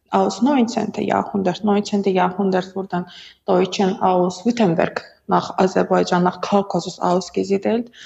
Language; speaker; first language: German; non-native, learner; Azerbaijani